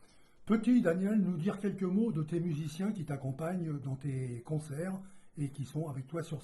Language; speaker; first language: French; native; French